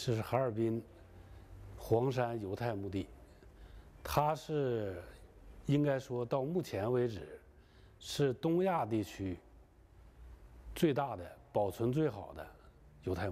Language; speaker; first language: Chinese; native; Chinese